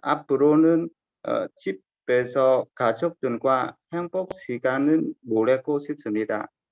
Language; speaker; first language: Korean; non-native, learner; Vietnamese